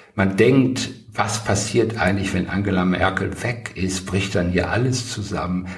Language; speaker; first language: German; native; German